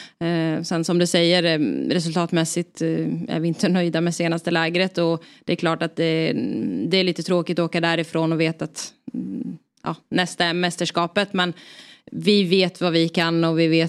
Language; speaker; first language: Swedish; native; Swedish